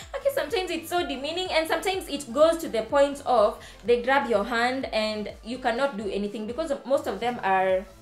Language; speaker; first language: English; non-native, local second language; Kamba